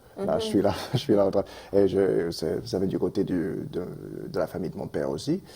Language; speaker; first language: French; non-native, local second language; English